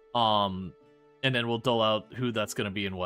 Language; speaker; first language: English; native; English